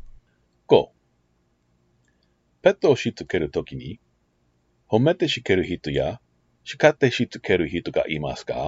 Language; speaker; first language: Japanese; non-native, learner; English